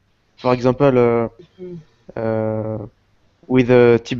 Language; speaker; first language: English; non-native, learner; Portuguese